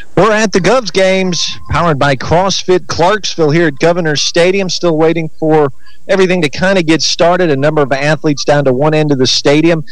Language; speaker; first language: English; native; English